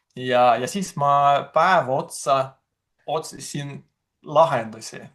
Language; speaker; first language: Estonian; non-native, fluent; Russian